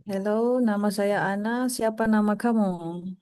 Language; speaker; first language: Indonesian; non-native, learner; Malay